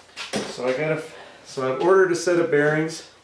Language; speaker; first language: English; native; English